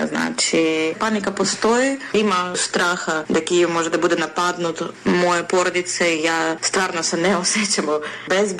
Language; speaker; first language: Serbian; non-native, fluent; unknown